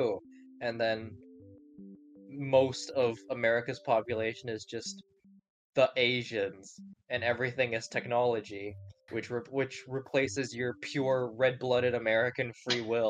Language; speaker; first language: English; non-native, local second language; Cantonese